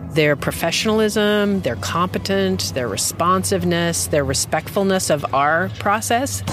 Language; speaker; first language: English; native; English